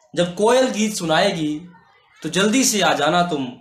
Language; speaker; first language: Hindi; native; Hindi